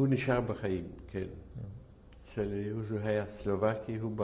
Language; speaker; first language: Hebrew; non-native, fluent; Yiddish